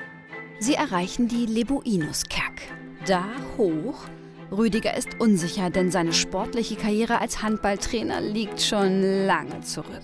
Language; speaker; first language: German; native; German